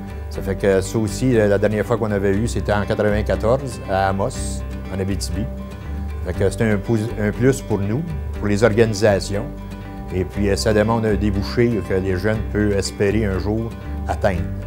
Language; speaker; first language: French; native; French